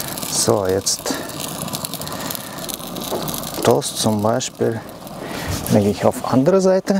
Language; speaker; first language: German; non-native, learner; Russian